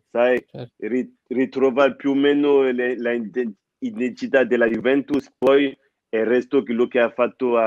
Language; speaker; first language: Italian; non-native, fluent; French